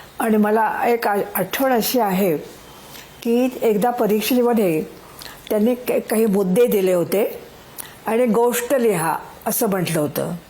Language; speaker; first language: Marathi; native; Marathi